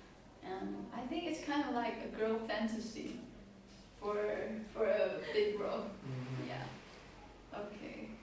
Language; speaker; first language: English; non-native, learner; Chinese